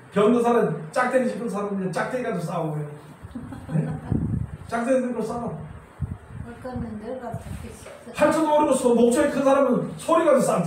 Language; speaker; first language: Korean; native; Korean